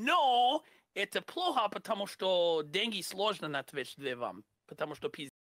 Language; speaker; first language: Russian; non-native, learner; English